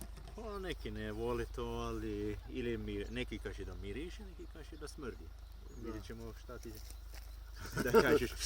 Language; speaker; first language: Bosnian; non-native, learner; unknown